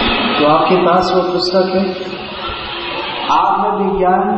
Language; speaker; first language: Hindi; non-native, learner; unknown